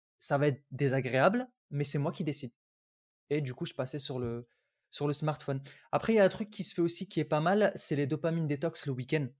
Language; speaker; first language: French; early bilingual, other home language; Arabic